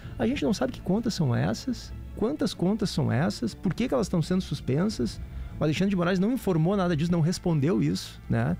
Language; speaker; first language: Portuguese; native; Portuguese